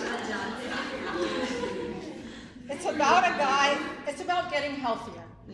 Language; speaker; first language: English; native; English